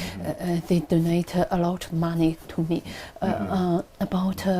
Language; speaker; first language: English; non-native, learner; Chinese